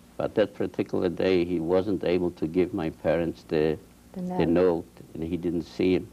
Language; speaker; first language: English; non-native, fluent; Polish